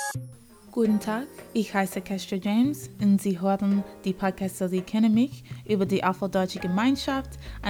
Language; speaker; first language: German; non-native, learner; English